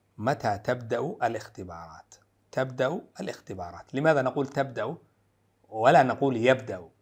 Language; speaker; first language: Arabic; non-native, local second language; Somali